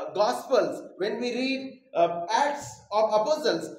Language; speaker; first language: English; non-native, local second language; Marathi